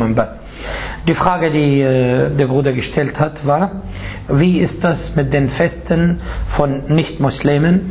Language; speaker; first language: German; non-native, fluent; Arabic